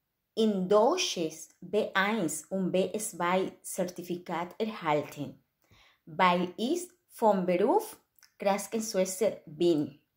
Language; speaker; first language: German; non-native, learner; Spanish